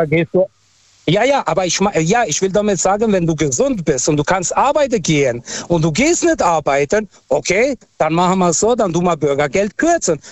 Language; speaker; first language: German; non-native, fluent; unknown